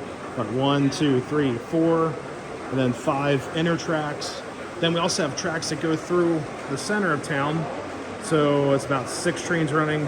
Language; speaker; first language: English; native; English